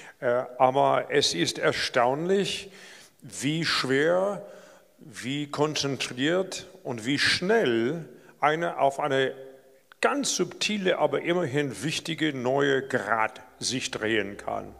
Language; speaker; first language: German; non-native, fluent; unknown